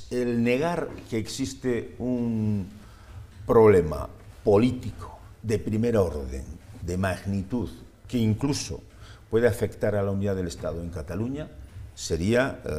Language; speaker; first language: Spanish; native; Spanish